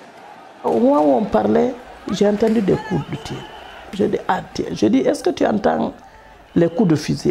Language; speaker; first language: French; non-native, local second language; Fula